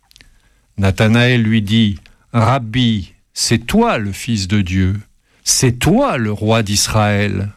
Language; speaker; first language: French; native; French